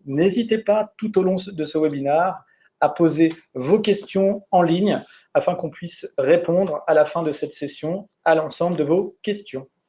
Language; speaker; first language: French; native; French